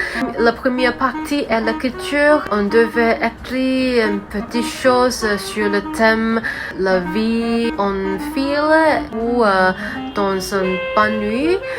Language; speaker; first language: French; non-native, learner; Cantonese